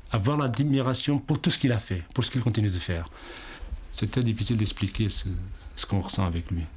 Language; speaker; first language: French; non-native, fluent; Portuguese